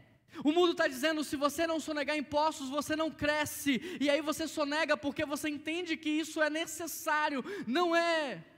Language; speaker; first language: Portuguese; native; Portuguese